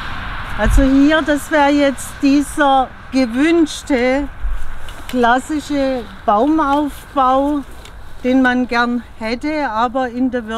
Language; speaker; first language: German; native; German